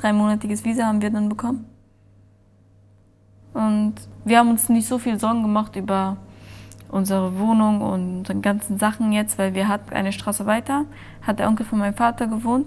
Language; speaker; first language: German; early bilingual, other home language; Persian